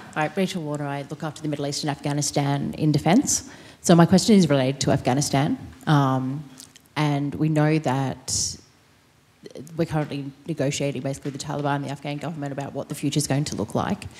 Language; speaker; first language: English; non-native, fluent; Khmer